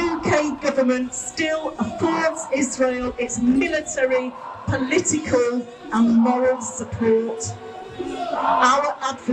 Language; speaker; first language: English; native; English